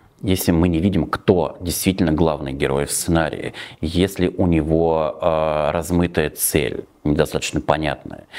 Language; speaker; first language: Russian; native; Russian